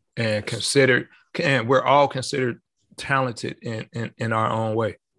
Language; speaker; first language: English; native; English